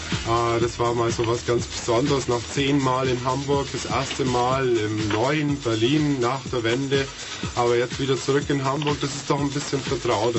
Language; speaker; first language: German; native; German